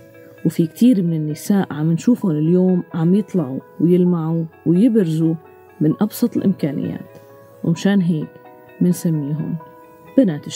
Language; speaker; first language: Arabic; native; Arabic